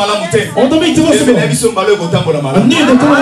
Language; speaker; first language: Swedish; non-native, fluent; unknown